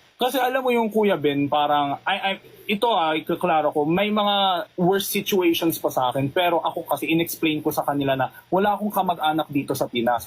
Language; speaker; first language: Filipino; non-native, fluent; Korean